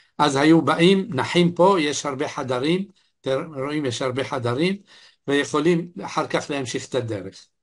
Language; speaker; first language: Hebrew; non-native, fluent; Arabic